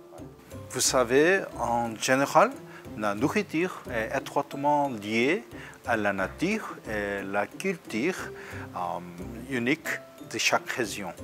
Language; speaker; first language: French; non-native, fluent; Korean